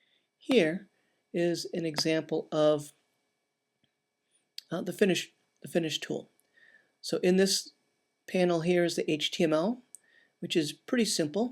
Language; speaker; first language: English; native; English